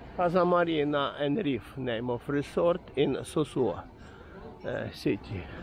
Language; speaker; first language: English; non-native, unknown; Ukrainian